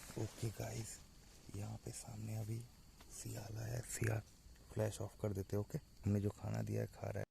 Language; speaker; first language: Hindi; non-native, local second language; Bangla